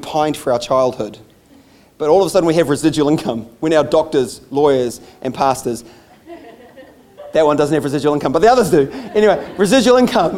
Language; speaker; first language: English; native; English